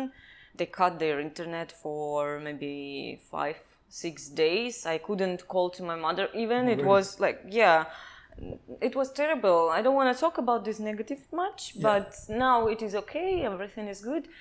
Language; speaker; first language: English; non-native, learner; Kazakh